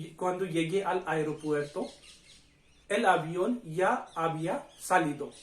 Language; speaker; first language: Spanish; non-native, fluent; Hindi